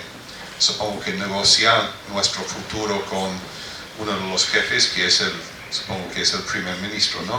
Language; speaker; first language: Spanish; non-native, fluent; English